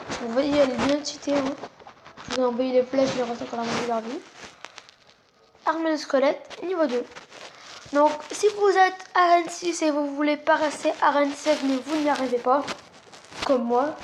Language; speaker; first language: French; native; French